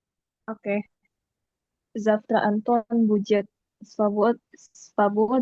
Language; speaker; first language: Russian; non-native, learner; Indonesian